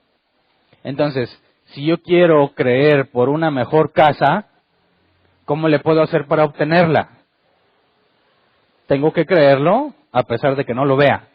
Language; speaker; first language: Spanish; native; Spanish